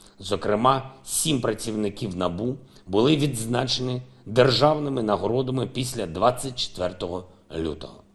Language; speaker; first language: Ukrainian; non-native, local second language; Russian